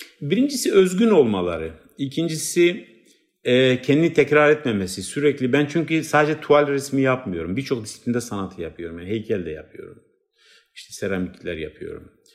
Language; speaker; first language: Turkish; non-native, local second language; Kurdish